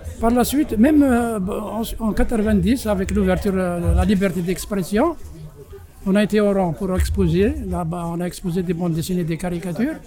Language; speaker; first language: French; non-native, local second language; Arabic